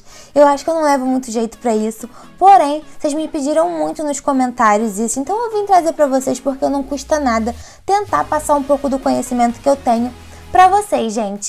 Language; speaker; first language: Portuguese; native; Portuguese